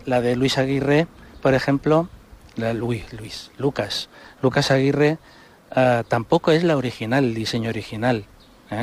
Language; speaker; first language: Spanish; native; Spanish